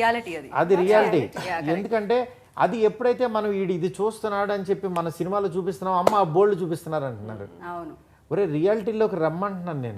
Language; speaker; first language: Telugu; native; Telugu